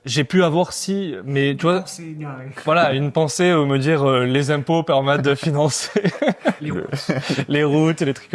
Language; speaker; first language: French; native; French